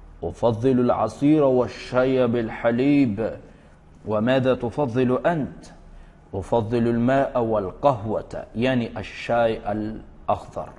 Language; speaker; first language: Arabic; non-native, fluent; Urdu